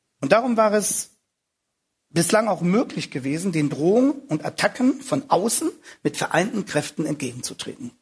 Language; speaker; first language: German; native; German